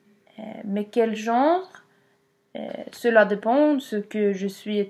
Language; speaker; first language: French; non-native, learner; Swedish